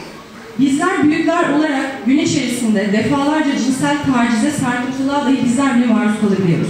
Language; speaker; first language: Turkish; native; Turkish